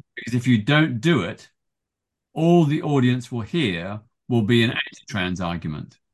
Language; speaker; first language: English; native; English